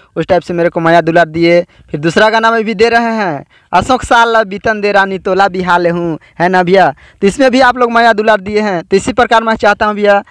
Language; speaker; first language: Hindi; native; Hindi